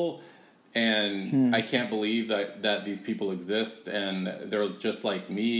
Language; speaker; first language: English; native; English